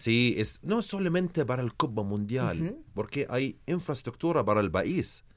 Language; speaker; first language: Spanish; non-native, learner; Arabic